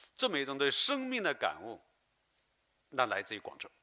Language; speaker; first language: Chinese; native; Chinese